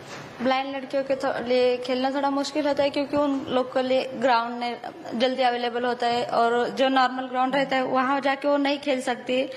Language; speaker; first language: Hindi; non-native, local second language; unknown